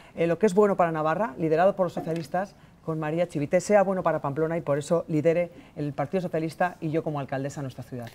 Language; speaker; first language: Spanish; native; Spanish